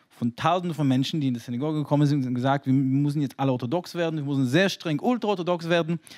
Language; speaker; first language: German; non-native, fluent; Hebrew